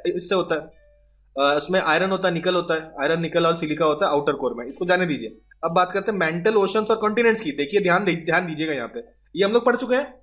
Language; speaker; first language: Hindi; native; Hindi